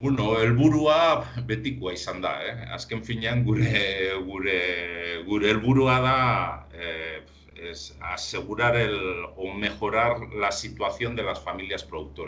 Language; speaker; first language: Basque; non-native, local second language; Spanish